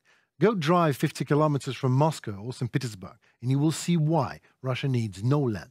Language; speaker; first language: English; non-native, fluent; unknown